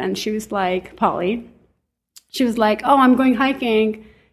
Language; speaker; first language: English; non-native, local second language; Urdu